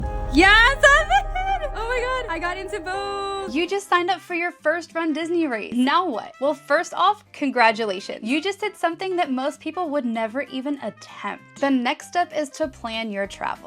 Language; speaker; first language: English; native; English